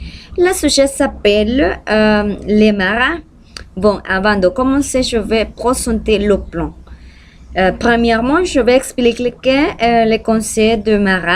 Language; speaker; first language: French; non-native, learner; Spanish